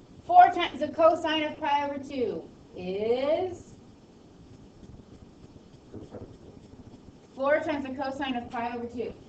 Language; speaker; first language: English; native; English